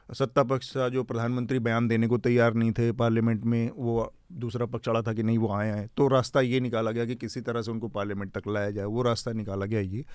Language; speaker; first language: Hindi; native; Hindi